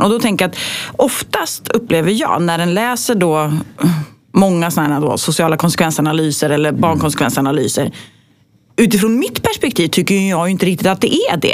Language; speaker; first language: Swedish; native; Swedish